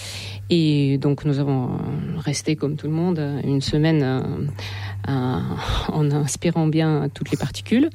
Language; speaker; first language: French; non-native, fluent; Russian